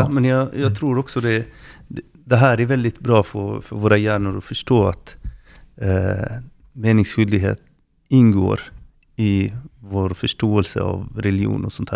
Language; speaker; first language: Swedish; non-native, fluent; Arabic